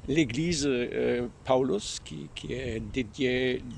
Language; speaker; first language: French; non-native, learner; German